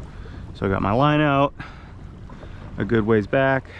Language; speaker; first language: English; native; English